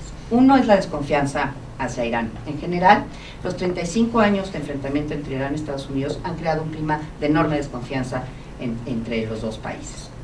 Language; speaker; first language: Spanish; native; Spanish